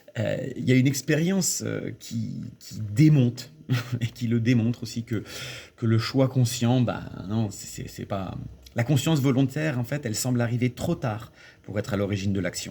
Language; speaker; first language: French; native; French